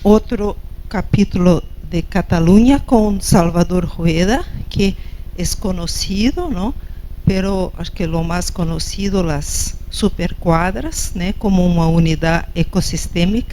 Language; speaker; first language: Spanish; non-native, fluent; Portuguese